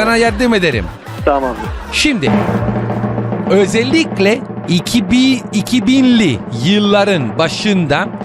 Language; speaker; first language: Turkish; non-native, learner; Italian